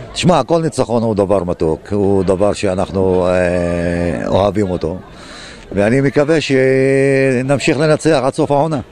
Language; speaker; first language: Hebrew; non-native, local second language; Arabic